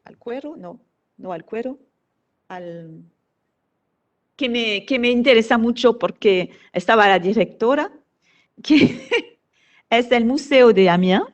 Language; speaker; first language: Spanish; non-native, fluent; French